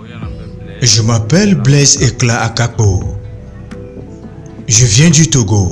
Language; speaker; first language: French; non-native, local second language; Ewe